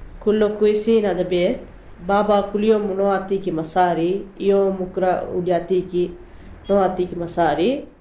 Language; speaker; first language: Arabic; non-native, learner; Sinhala